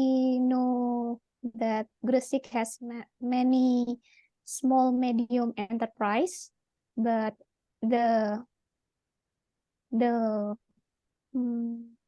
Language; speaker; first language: English; non-native, learner; Indonesian